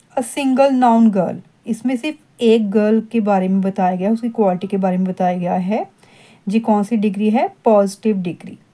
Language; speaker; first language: Hindi; non-native, local second language; Punjabi